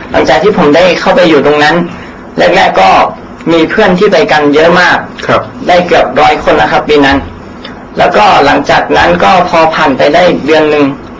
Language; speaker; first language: Thai; non-native, local second language; Akha